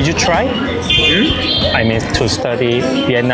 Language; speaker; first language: English; non-native, learner; Korean